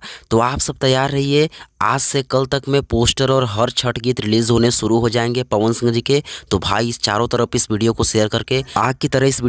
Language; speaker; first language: Hindi; non-native, local second language; Bhojpuri